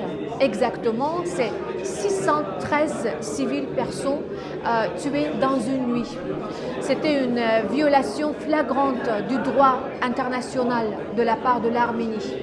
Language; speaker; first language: French; non-native, fluent; Azerbaijani